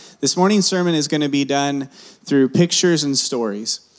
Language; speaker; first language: English; early bilingual, other home language; Spanish